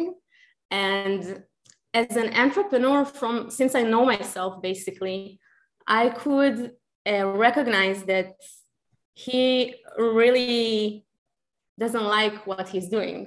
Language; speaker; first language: English; non-native, fluent; Hebrew